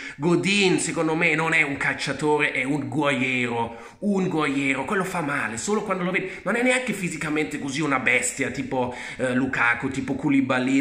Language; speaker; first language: Italian; early bilingual, heritage; Italian